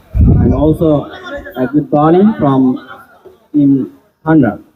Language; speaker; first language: English; non-native, local second language; Bangla